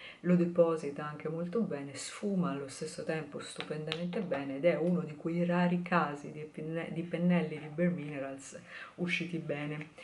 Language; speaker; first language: Italian; native; Italian